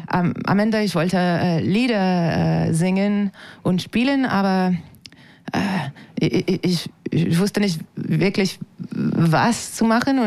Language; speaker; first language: German; non-native, fluent; French